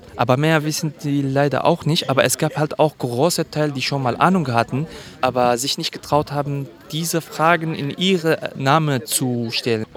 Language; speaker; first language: German; non-native, fluent; Kurdish